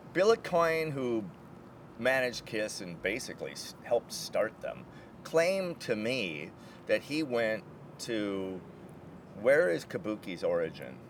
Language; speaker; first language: English; native; English